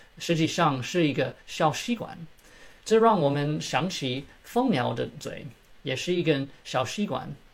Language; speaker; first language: Chinese; early bilingual, heritage; Chinese